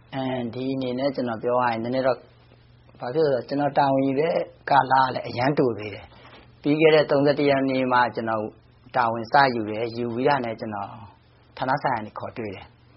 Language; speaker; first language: Burmese; native; Burmese